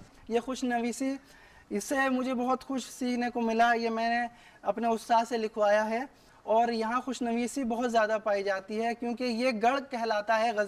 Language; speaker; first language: Urdu; native; Urdu